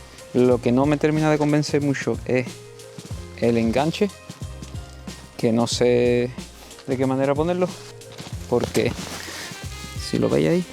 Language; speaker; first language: Spanish; native; Spanish